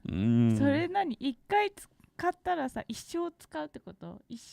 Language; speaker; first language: Japanese; native; Japanese